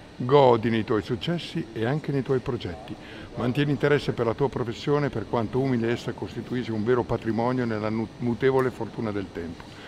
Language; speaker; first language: Italian; native; Italian